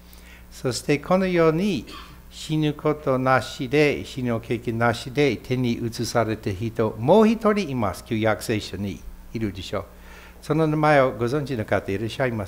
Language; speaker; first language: Japanese; non-native, fluent; English